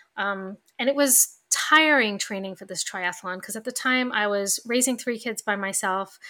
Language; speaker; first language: English; native; English